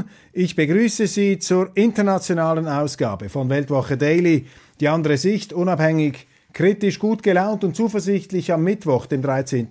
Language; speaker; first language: German; non-native, local second language; Swiss German